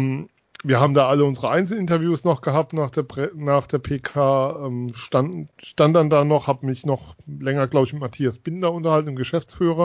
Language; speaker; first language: German; native; German